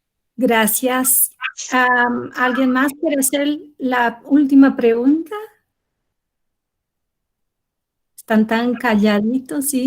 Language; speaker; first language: Spanish; non-native, fluent; Portuguese